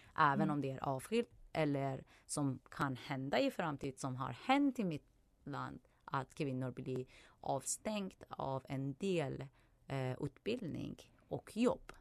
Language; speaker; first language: Swedish; non-native, fluent; Persian